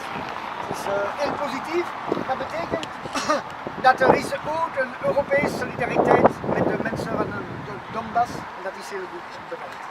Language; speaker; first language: Dutch; non-native, learner; Arabic